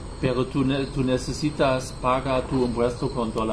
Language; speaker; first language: Spanish; non-native, learner; German